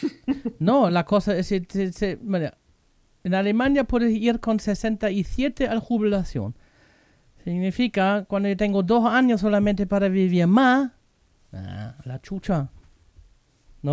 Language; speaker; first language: Spanish; non-native, fluent; German